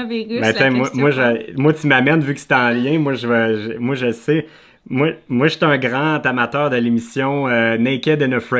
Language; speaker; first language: French; native; French